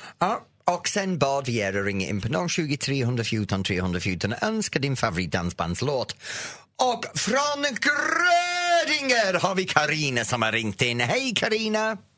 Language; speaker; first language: Swedish; non-native, fluent; English